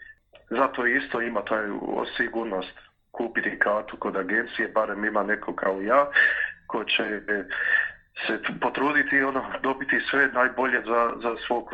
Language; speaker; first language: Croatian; early bilingual, heritage; Croatian